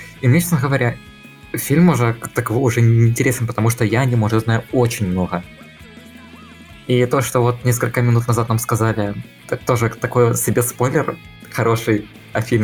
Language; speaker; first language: Russian; native; Russian